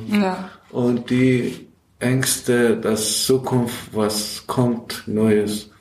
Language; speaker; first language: German; non-native, fluent; Persian